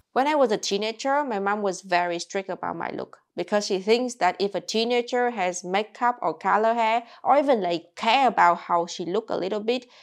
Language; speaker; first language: English; non-native, fluent; Vietnamese